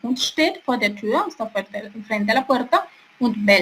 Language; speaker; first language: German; non-native, fluent; Spanish